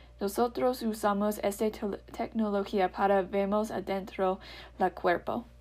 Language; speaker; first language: Spanish; non-native, learner; English